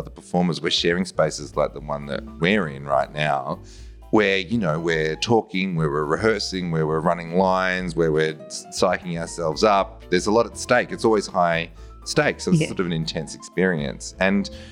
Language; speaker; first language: English; native; English